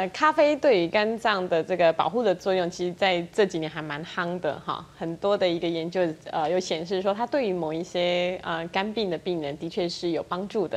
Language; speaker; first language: Chinese; native; Chinese